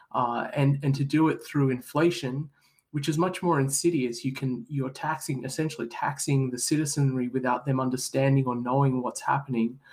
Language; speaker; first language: English; native; English